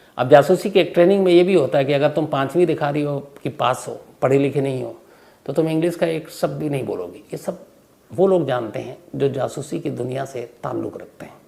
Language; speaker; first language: Hindi; native; Hindi